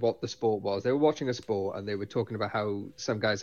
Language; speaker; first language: English; native; English